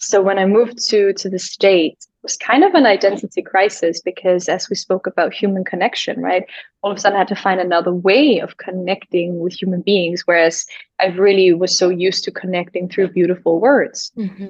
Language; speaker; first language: English; non-native, fluent; Danish